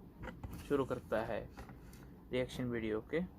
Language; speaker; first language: Hindi; non-native, local second language; Bangla